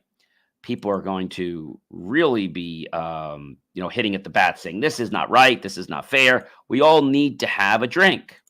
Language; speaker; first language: English; native; English